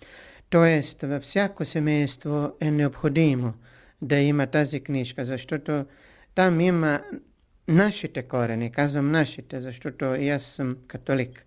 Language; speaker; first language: Bulgarian; non-native, fluent; Italian